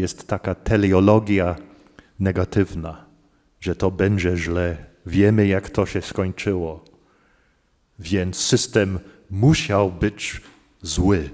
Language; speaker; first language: Polish; non-native, fluent; English